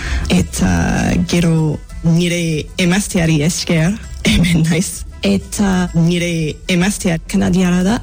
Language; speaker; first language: Basque; non-native, fluent; English